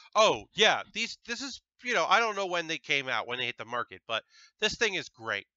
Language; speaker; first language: English; native; English